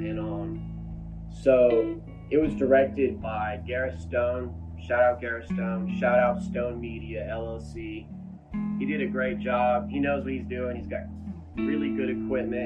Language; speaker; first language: English; native; English